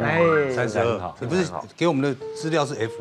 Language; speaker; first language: Chinese; native; Chinese